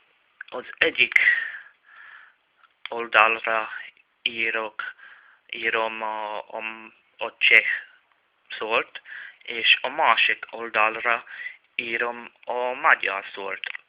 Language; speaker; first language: Hungarian; non-native, learner; Czech